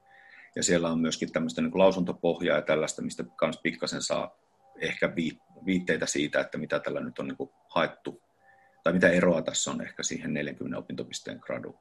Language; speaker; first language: Finnish; native; Finnish